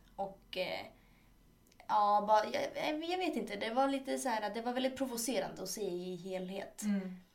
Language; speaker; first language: Swedish; early bilingual, other home language; Spanish